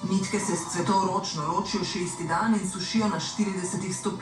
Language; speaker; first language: Slovenian; native; Slovenian